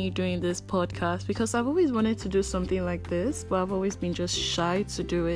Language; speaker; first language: English; non-native, local second language; Igbo